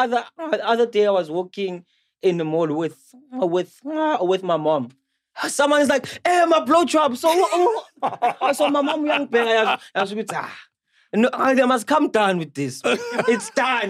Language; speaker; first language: English; non-native, local second language; Zulu